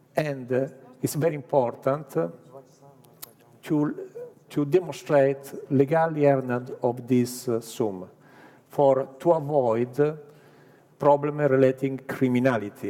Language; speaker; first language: English; non-native, learner; Italian